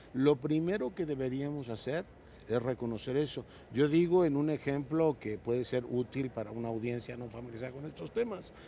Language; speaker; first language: Spanish; native; Spanish